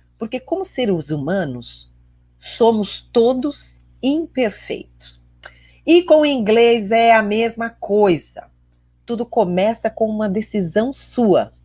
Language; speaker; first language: Portuguese; native; Portuguese